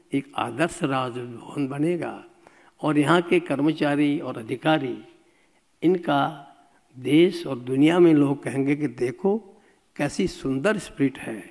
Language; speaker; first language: Hindi; native; Hindi